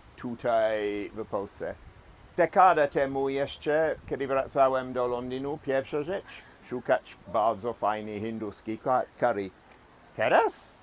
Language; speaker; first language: Polish; non-native, fluent; English